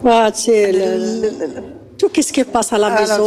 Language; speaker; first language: French; non-native, learner; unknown